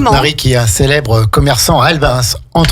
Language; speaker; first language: French; native; French